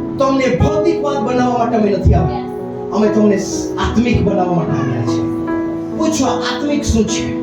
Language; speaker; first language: Gujarati; non-native, local second language; Gamit